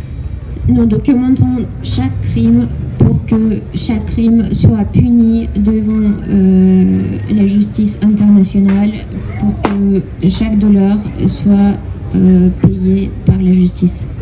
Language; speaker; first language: French; non-native, fluent; Ukrainian